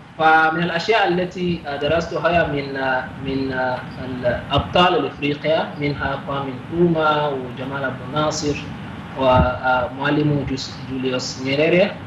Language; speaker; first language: Arabic; non-native, fluent; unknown